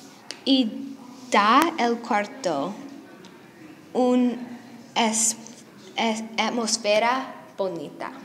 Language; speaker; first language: Spanish; non-native, learner; English